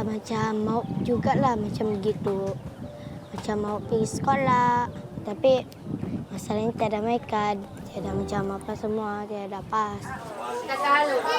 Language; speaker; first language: Indonesian; non-native, local second language; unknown